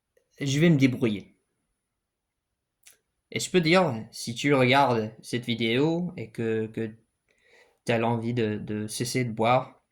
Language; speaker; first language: French; non-native, fluent; English